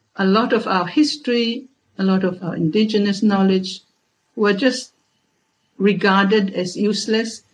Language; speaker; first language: English; non-native, fluent; Tongan